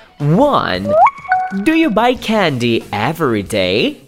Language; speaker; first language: English; non-native, fluent; Portuguese